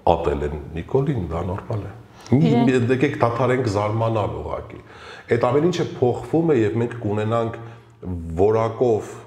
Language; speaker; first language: Armenian; early bilingual, heritage; Armenian